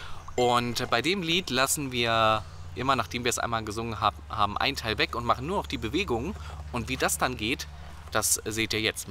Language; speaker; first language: German; native; German